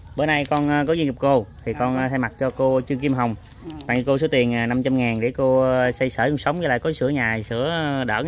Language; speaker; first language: Vietnamese; native; Vietnamese